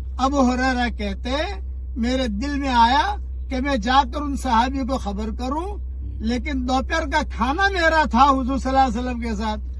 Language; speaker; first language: Urdu; native; Urdu